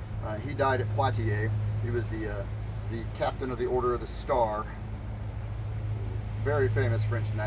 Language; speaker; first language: English; native; English